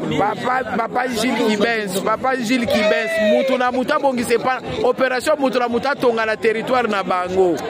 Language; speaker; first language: Lingala; non-native, local second language; Kongo